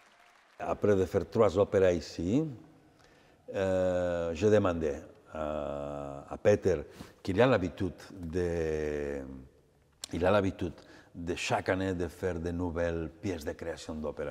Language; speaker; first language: French; non-native, fluent; Catalan